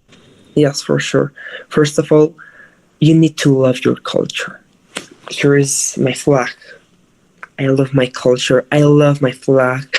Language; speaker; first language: English; non-native, fluent; Spanish